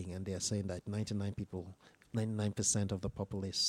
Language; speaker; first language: English; non-native, local second language; Igbo